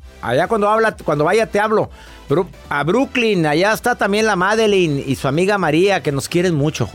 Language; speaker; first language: Spanish; native; Spanish